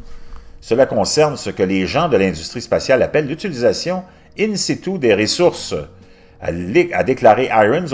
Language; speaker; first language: French; native; French